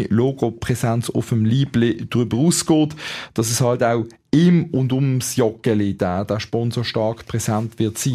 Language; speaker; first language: German; native; German